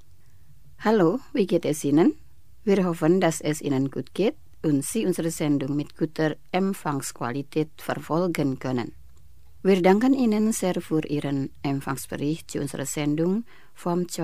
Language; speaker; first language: German; non-native, fluent; Indonesian